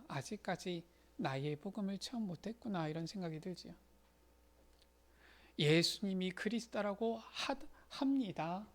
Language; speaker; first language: Korean; native; Korean